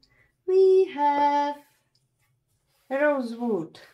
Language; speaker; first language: English; non-native, fluent; Czech